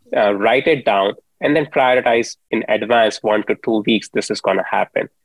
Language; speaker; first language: English; non-native, local second language; Hindi